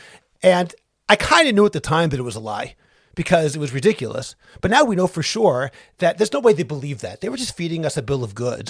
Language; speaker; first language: English; native; English